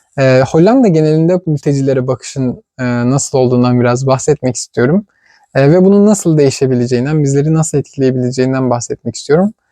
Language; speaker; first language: Turkish; native; Turkish